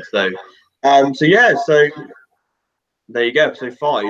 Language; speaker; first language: English; native; English